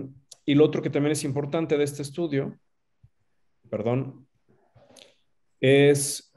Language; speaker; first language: Spanish; native; Spanish